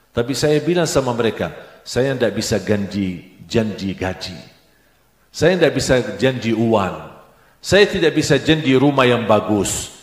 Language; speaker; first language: Indonesian; non-native, fluent; Arabic